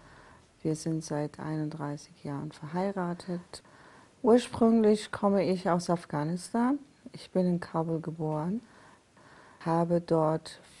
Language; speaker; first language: German; non-native, fluent; Persian